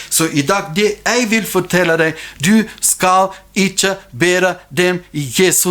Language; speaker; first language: Norwegian; non-native, fluent; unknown